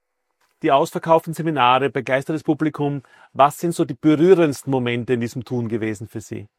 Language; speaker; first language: German; native; German